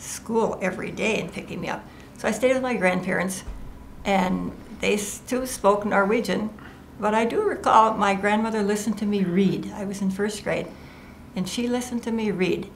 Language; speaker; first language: English; native; English